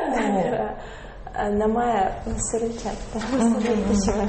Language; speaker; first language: Japanese; non-native, learner; Russian